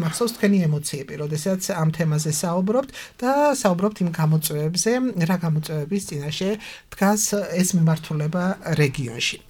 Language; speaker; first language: Georgian; native; Georgian